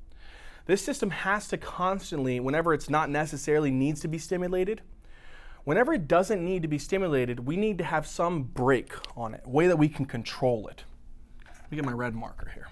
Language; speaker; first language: English; native; English